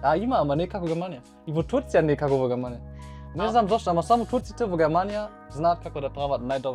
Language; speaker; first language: Macedonian; non-native, fluent; German